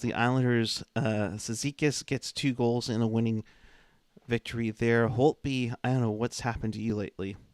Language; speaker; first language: English; native; English